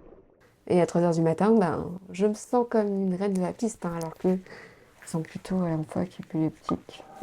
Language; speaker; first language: French; native; French